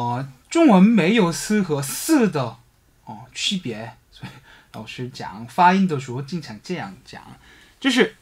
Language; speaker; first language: Chinese; non-native, fluent; Korean